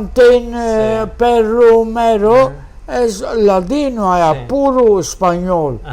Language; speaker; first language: Spanish; early bilingual, heritage; Ladino